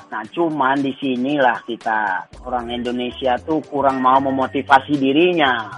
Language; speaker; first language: Indonesian; native; Indonesian